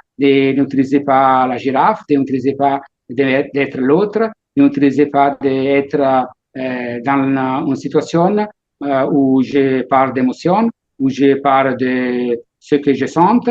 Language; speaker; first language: French; non-native, learner; Italian